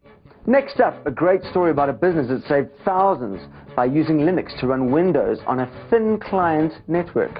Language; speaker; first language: English; native; English